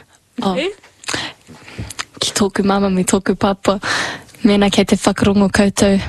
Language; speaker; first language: Māori; non-native, learner; English